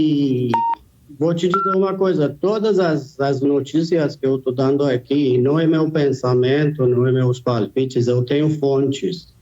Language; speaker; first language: Portuguese; non-native, fluent; Persian